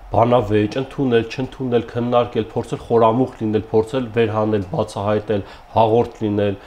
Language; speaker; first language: Armenian; native; Armenian